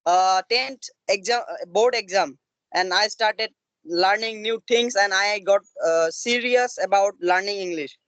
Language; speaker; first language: English; non-native, learner; Assamese